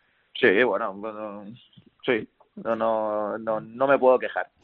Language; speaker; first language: Spanish; native; Spanish